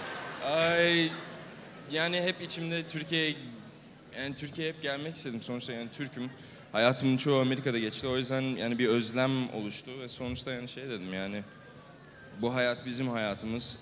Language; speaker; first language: Turkish; early bilingual, heritage; Turkish